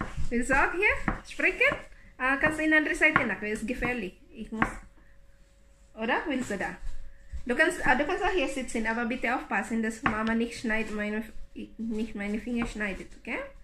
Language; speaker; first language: German; non-native, learner; Cebuano